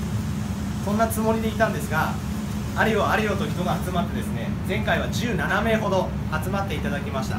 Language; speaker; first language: Japanese; native; Japanese